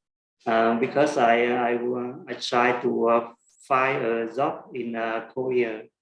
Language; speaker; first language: English; non-native, learner; Vietnamese